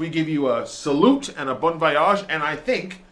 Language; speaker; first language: English; native; English